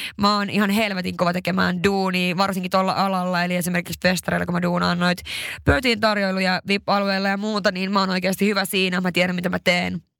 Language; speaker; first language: Finnish; early bilingual, heritage; Swedish